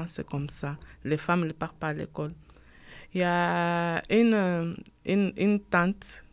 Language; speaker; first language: French; non-native, learner; Portuguese